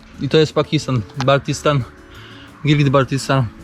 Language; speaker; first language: English; non-native, learner; Polish